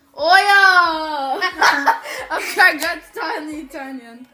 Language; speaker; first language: Norwegian; non-native, fluent; Arabic